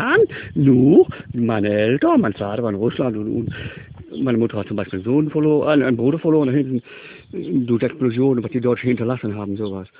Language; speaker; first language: German; non-native, local second language; Luxembourgish